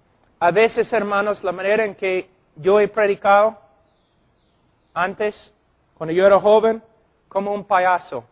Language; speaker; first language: Spanish; non-native, fluent; English